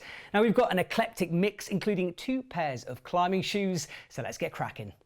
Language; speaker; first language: English; native; English